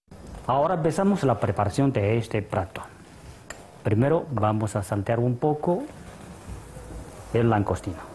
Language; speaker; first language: Spanish; non-native, fluent; Chinese